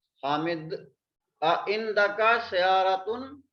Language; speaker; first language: Arabic; non-native, fluent; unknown